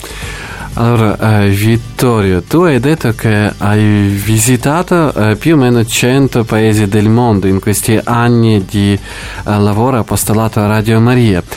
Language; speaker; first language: Italian; non-native, fluent; Ukrainian